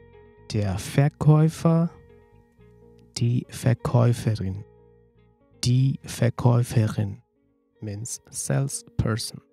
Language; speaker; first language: German; non-native, fluent; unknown